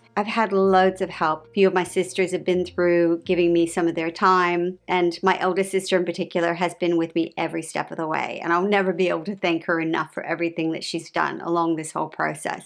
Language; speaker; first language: English; native; English